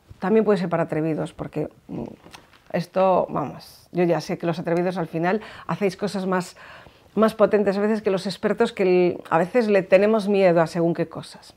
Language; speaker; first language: Spanish; native; Spanish